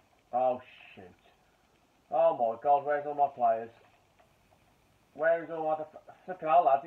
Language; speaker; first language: English; native; English